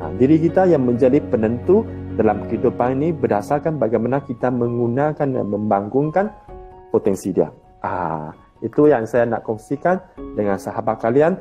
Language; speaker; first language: Malay; non-native, local second language; Chinese